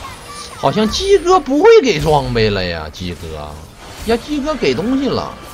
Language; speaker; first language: Chinese; native; Chinese